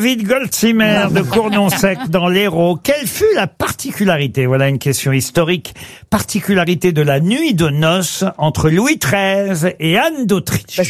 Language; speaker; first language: French; native; French